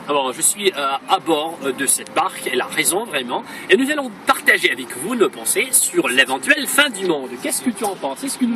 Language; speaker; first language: French; non-native, fluent; Russian